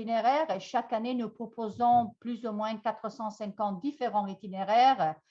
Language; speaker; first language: French; non-native, fluent; Italian